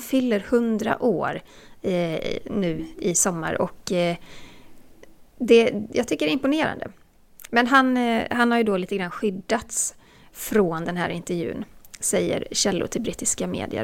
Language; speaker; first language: Swedish; native; Swedish